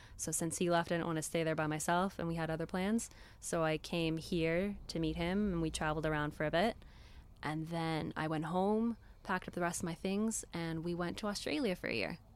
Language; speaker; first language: English; native; English